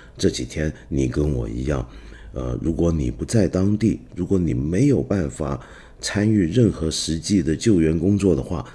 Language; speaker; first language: Chinese; non-native, local second language; Cantonese